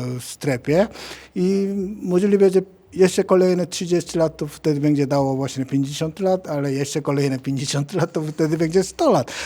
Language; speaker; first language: Polish; non-native, learner; Korean